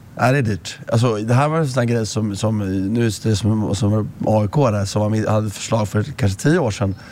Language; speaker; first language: Swedish; native; Swedish